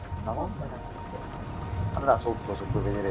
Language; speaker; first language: Italian; native; Italian